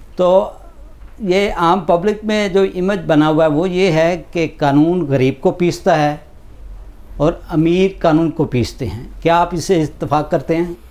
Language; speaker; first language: Urdu; non-native, local second language; Punjabi